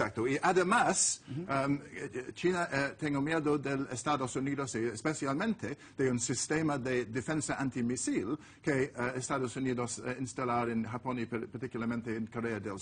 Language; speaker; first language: Spanish; non-native, learner; English